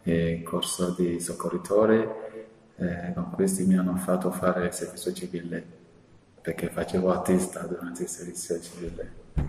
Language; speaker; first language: Italian; non-native, fluent; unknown